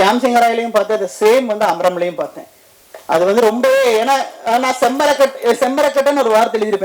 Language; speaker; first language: Tamil; native; Tamil